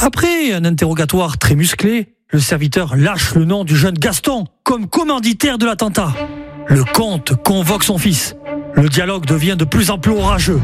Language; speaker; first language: French; native; French